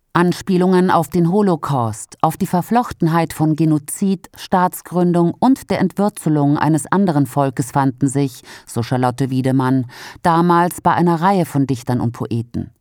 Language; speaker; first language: German; native; German